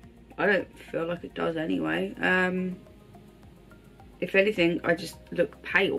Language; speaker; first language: English; native; English